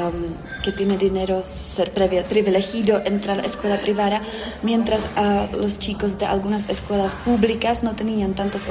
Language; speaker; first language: Spanish; non-native, fluent; Czech